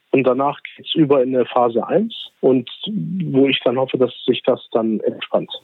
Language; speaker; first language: German; early bilingual, other home language; Turkish